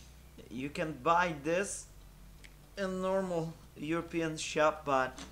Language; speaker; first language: English; non-native, fluent; Polish